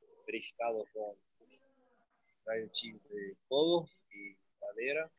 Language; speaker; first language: Spanish; non-native, learner; Portuguese